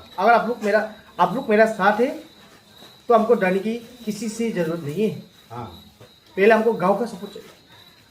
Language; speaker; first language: Hindi; non-native, local second language; Garo